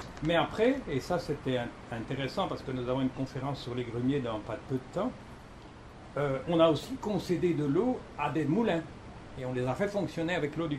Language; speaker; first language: French; native; French